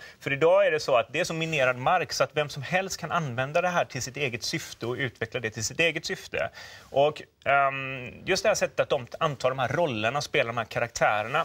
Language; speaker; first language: Swedish; native; Swedish